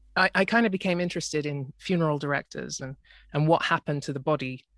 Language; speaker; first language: English; native; English